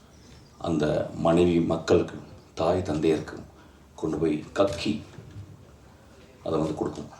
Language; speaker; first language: Tamil; native; Tamil